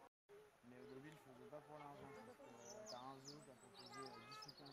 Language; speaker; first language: French; native; French